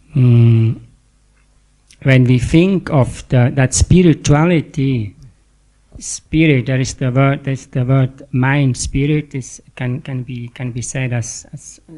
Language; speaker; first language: English; non-native, fluent; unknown